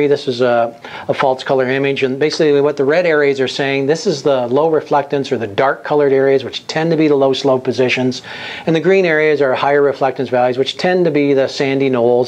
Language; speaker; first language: English; native; English